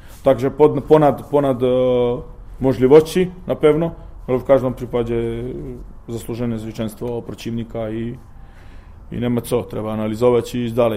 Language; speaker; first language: Polish; non-native, fluent; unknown